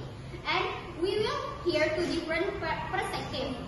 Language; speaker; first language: English; non-native, learner; Indonesian